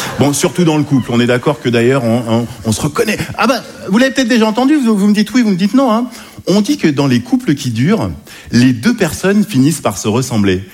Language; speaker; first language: French; native; French